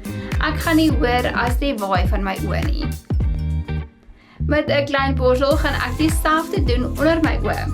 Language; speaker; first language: Afrikaans; native; Afrikaans